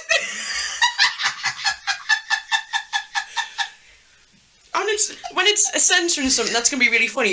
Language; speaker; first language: English; native; English